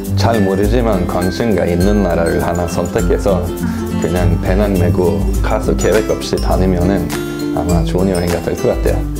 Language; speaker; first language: Korean; non-native, fluent; Norwegian